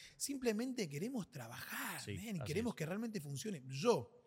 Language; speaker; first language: Spanish; native; Spanish